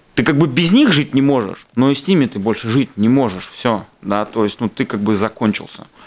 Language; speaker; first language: Russian; native; Russian